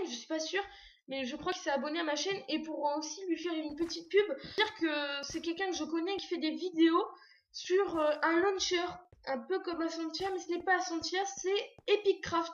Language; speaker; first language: French; native; French